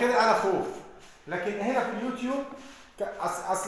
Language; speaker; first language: Arabic; non-native, learner; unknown